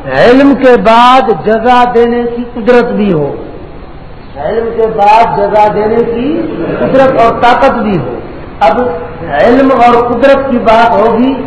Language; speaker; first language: Urdu; non-native, local second language; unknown